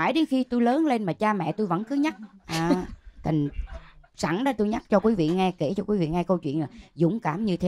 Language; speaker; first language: Vietnamese; native; Vietnamese